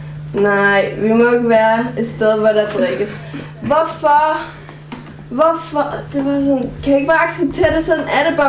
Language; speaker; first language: Danish; early bilingual, other home language; Arabic